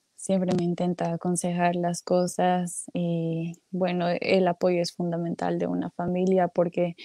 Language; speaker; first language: Spanish; native; Spanish